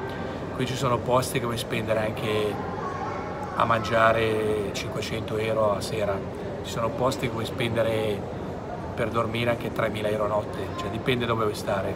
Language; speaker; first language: Italian; native; Italian